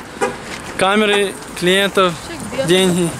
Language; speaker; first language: Russian; early bilingual, heritage; Russian